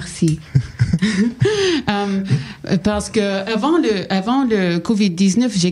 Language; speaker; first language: French; non-native, local second language; English